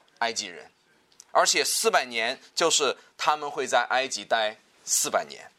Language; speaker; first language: Chinese; native; Chinese